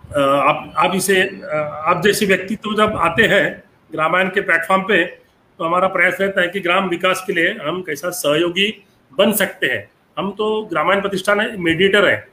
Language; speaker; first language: Hindi; non-native, local second language; Marathi